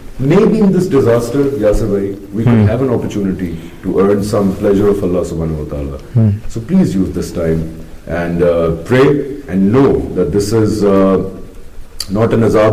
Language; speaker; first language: English; non-native, local second language; Urdu